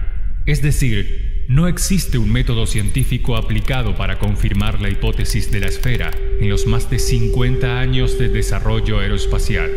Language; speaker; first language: Spanish; native; Spanish